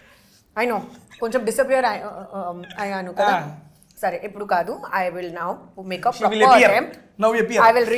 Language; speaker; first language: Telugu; non-native, local second language; Hindi